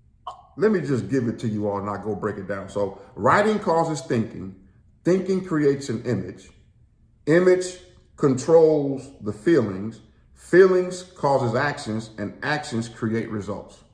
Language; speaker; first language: English; native; English